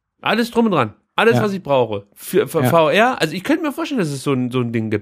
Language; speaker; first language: German; native; German